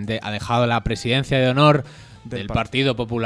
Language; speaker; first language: Spanish; native; Spanish